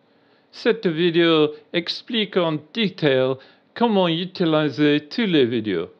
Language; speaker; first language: French; non-native, learner; English